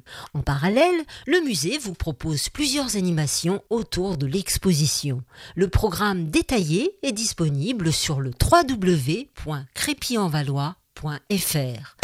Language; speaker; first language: French; native; French